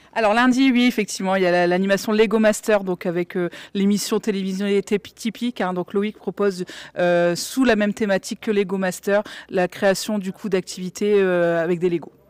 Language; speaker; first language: French; native; French